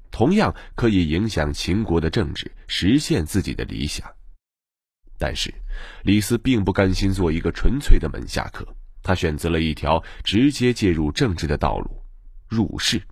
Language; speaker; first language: Chinese; native; Chinese